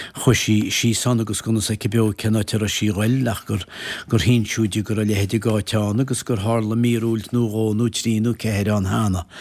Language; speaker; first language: Irish; native; Irish